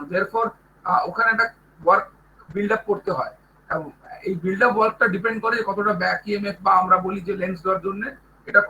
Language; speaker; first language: Bangla; native; Bangla